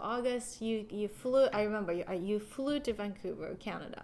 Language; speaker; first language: English; non-native, fluent; Japanese